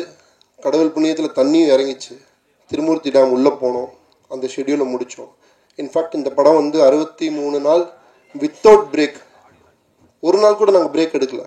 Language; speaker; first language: Tamil; native; Tamil